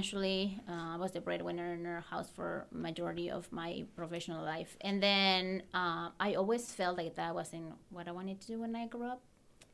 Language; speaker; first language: English; non-native, fluent; Spanish